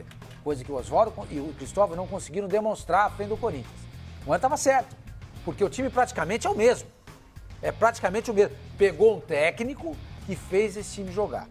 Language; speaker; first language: Portuguese; native; Portuguese